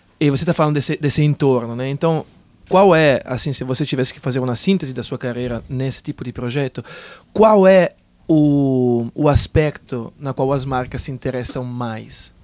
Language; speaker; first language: Portuguese; non-native, fluent; Italian